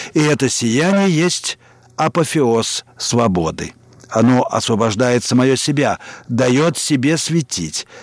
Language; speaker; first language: Russian; native; Russian